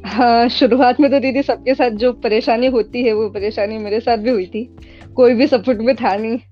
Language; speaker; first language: Hindi; native; Hindi